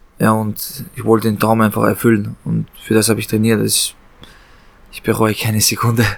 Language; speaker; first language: German; early bilingual, other home language; Chechen